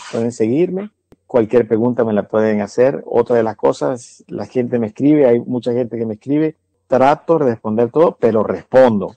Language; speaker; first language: Spanish; native; Spanish